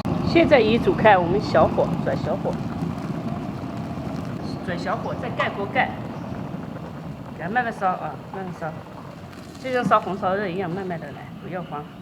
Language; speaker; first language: Chinese; native; Chinese